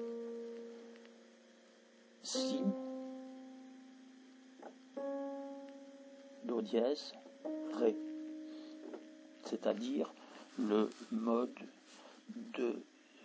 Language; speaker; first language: French; native; French